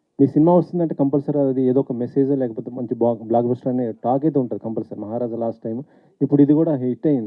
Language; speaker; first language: Telugu; native; Telugu